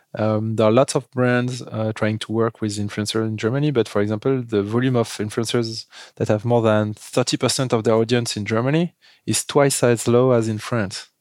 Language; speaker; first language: English; non-native, fluent; French